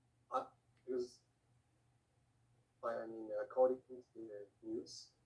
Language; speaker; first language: English; non-native, learner; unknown